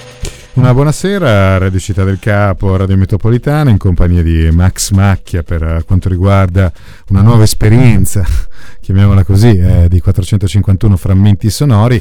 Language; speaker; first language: Italian; native; Italian